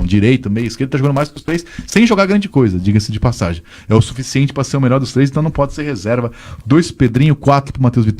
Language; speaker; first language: Portuguese; native; Portuguese